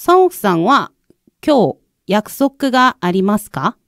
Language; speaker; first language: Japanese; non-native, fluent; Korean